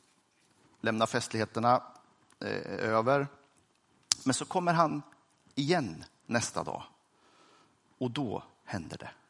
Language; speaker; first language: Swedish; native; Swedish